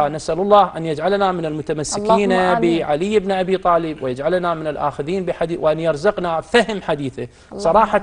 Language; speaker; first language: Arabic; native; Arabic